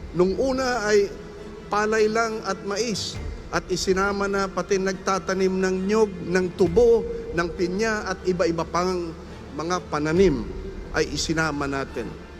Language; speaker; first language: Filipino; non-native, local second language; Iloko